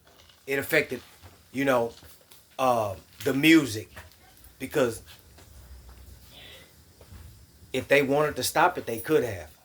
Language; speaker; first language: English; native; English